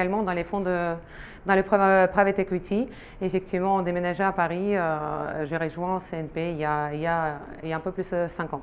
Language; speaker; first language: French; non-native, fluent; Russian